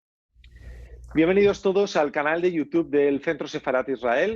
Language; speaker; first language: Spanish; native; Spanish